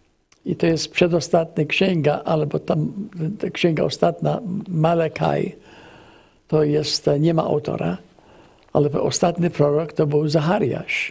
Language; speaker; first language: Polish; early bilingual, heritage; English